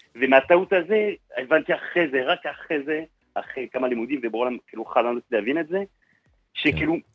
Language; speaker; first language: Hebrew; non-native, fluent; French